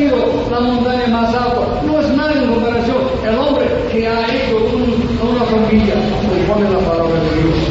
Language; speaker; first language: Spanish; non-native, fluent; English